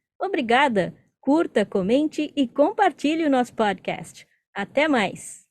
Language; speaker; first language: Portuguese; native; Portuguese